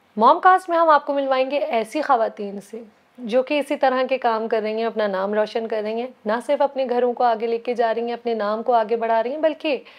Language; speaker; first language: Urdu; native; Urdu